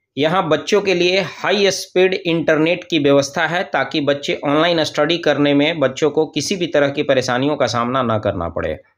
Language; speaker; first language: Hindi; native; Hindi